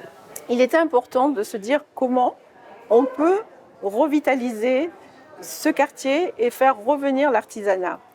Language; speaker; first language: French; native; French